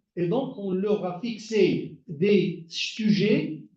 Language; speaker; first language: French; non-native, local second language; Arabic